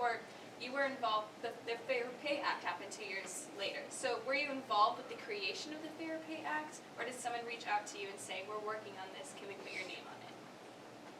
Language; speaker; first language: English; native; English